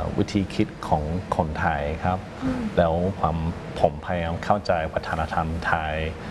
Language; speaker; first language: Thai; non-native, fluent; English